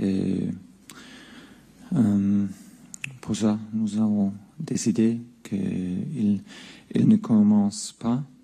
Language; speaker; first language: French; non-native, fluent; German